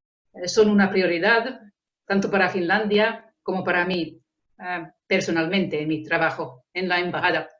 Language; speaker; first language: Spanish; non-native, fluent; Finnish